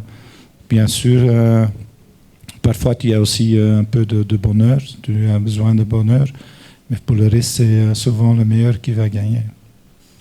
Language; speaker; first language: French; non-native, fluent; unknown